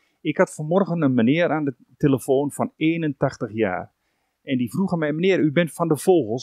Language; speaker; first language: Dutch; native; Dutch